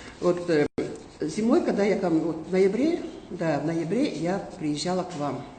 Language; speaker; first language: Russian; non-native, local second language; Kazakh